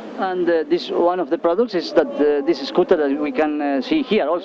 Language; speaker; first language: English; non-native, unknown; Italian